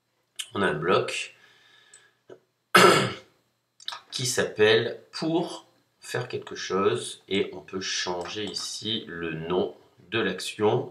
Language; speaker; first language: French; native; French